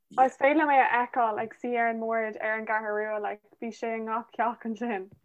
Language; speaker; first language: Irish; non-native, local second language; English